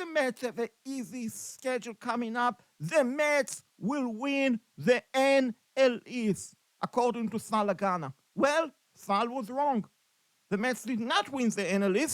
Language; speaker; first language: English; non-native, fluent; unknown